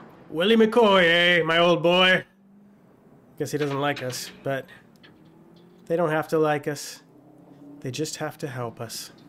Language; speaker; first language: English; native; English